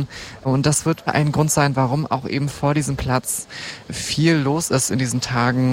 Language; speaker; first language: German; native; German